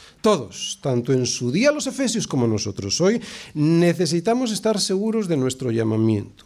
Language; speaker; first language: Spanish; native; Spanish